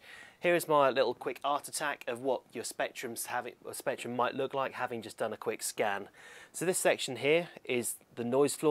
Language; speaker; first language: English; native; English